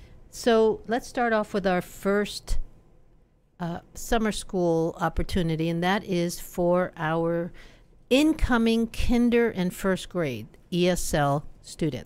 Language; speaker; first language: English; native; English